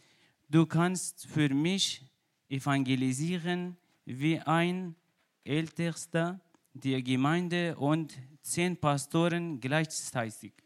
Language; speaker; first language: German; non-native, learner; Kurdish